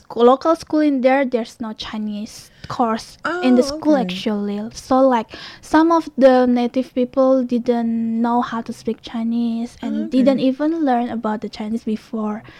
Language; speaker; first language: English; non-native, learner; Indonesian